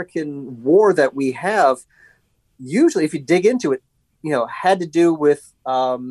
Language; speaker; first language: English; native; English